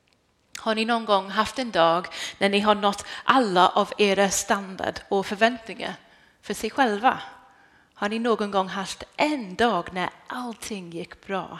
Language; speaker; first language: Swedish; non-native, fluent; English